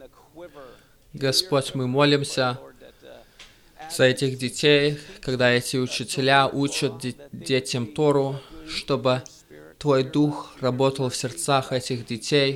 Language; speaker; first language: Russian; early bilingual, heritage; Russian